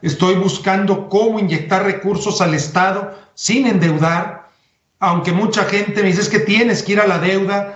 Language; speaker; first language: Spanish; native; Spanish